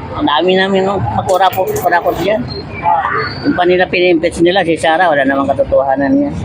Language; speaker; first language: Filipino; native; Filipino